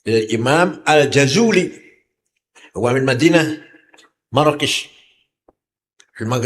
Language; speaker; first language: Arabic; non-native, learner; Indonesian